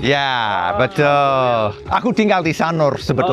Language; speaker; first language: Indonesian; non-native, fluent; English